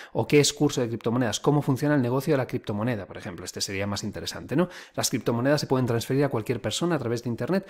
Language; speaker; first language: Spanish; native; Spanish